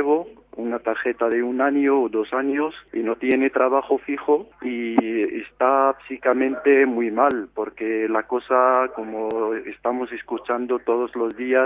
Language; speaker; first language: Spanish; non-native, fluent; Arabic